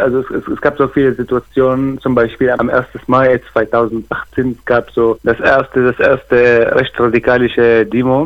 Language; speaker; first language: German; non-native, learner; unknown